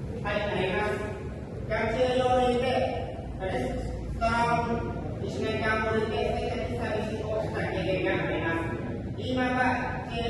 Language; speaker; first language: Japanese; non-native, learner; Khmer